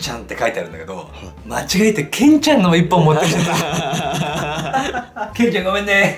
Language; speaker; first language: Japanese; native; Japanese